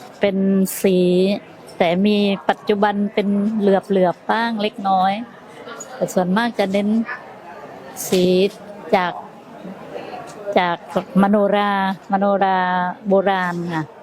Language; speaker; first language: Thai; native; Thai